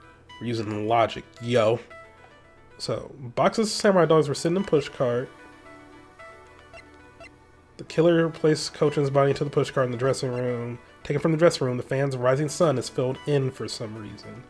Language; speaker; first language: English; native; English